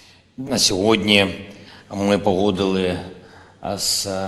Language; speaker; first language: Ukrainian; non-native, local second language; Russian